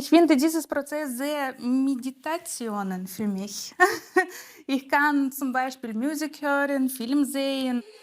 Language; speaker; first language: German; non-native, learner; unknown